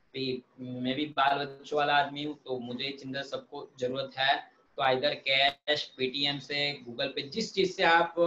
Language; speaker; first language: Hindi; non-native, local second language; Gujarati